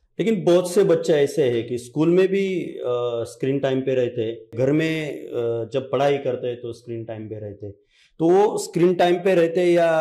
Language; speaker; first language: Hindi; non-native, local second language; Marathi